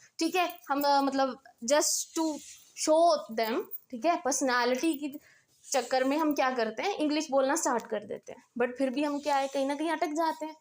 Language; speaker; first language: Hindi; non-native, local second language; Punjabi